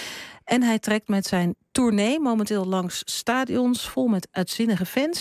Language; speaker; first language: Dutch; native; Dutch